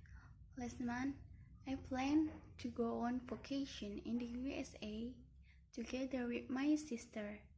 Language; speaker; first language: English; non-native, learner; Indonesian